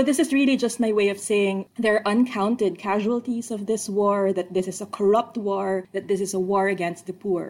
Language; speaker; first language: English; non-native, local second language; Filipino